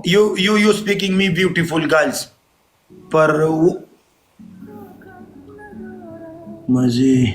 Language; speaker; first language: English; non-native, learner; Pashto